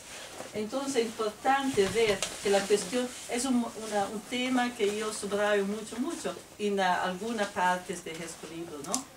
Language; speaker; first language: Spanish; non-native, fluent; Italian